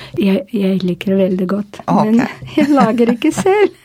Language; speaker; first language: Norwegian; non-native, fluent; Russian